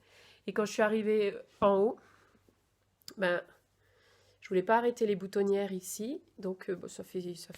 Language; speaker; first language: French; native; French